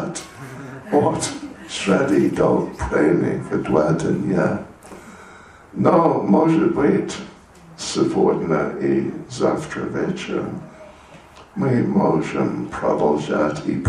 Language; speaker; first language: Russian; non-native, learner; English